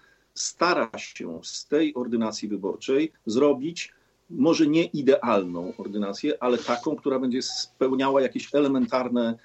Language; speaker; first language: Polish; native; Polish